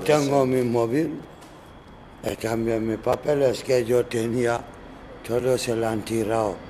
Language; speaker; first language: Spanish; non-native, learner; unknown